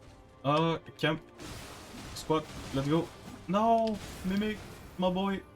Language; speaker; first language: English; non-native, local second language; French